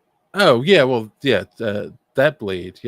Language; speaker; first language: English; native; English